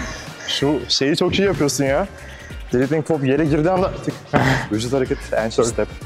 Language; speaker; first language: Turkish; native; Turkish